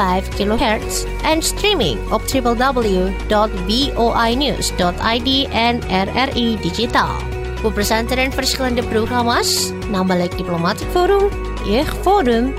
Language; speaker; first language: Dutch; non-native, fluent; Indonesian